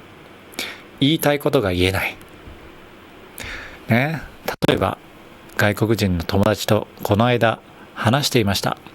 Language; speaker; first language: Japanese; native; Japanese